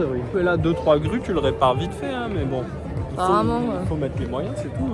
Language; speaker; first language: French; native; French